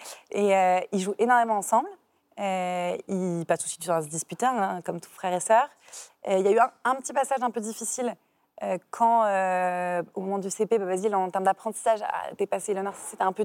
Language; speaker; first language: French; native; French